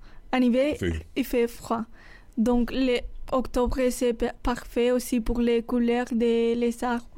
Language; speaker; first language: French; non-native, learner; Spanish